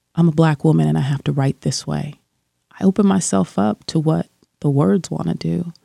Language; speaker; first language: English; native; English